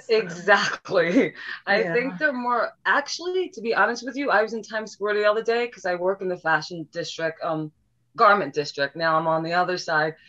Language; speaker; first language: English; native; English